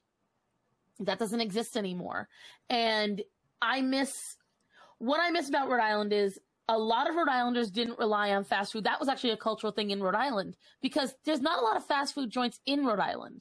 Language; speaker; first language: English; native; English